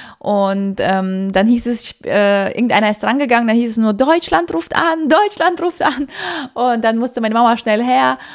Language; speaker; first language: German; early bilingual, other home language; Russian